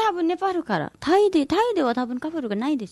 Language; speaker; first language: Japanese; non-native, learner; Nepali